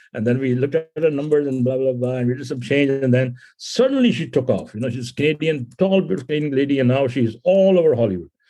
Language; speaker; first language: English; non-native, local second language; Punjabi